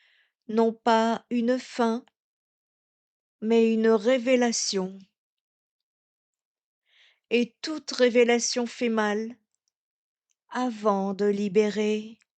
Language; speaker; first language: French; native; French